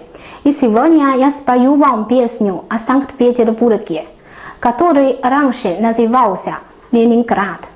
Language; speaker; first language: Russian; non-native, learner; Chinese